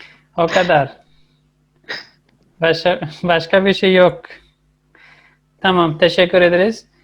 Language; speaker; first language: Turkish; non-native, fluent; Urdu